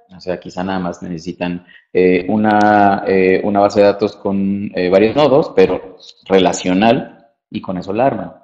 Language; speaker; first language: Spanish; native; Spanish